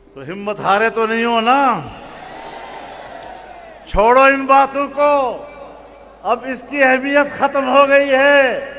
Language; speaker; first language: Urdu; non-native, local second language; Pashto